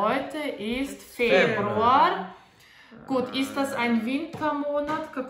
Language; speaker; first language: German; non-native, fluent; Russian